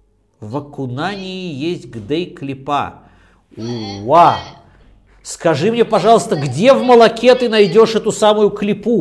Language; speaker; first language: Russian; native; Russian